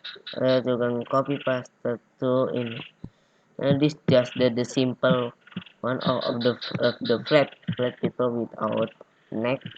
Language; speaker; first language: English; non-native, learner; Indonesian